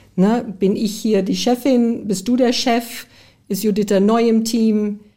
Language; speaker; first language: German; early bilingual, heritage; German